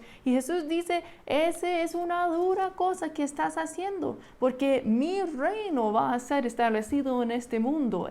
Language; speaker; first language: Spanish; non-native, fluent; English